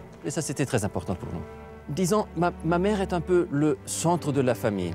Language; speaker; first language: French; non-native, fluent; German